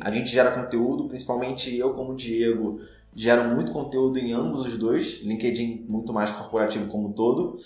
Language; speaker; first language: Portuguese; native; Portuguese